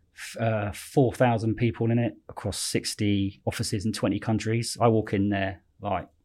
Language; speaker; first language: English; native; English